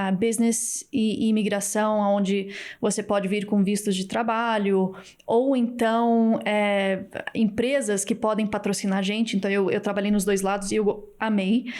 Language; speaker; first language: Portuguese; early bilingual, heritage; Portuguese